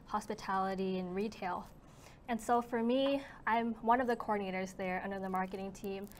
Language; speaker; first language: English; native; English